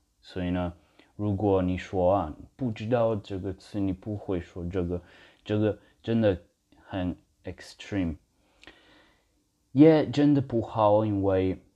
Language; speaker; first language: Chinese; non-native, learner; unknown